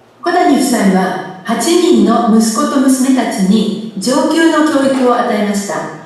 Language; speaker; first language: Japanese; native; Japanese